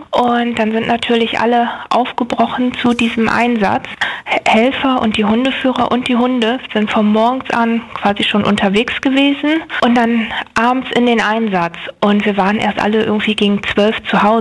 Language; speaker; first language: German; native; German